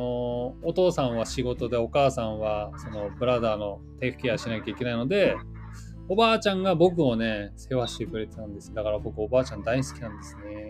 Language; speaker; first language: Japanese; native; Japanese